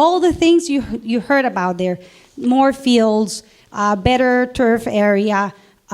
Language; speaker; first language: English; non-native, fluent; Spanish